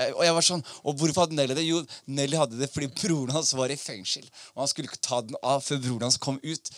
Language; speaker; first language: Norwegian; early bilingual, other home language; Somali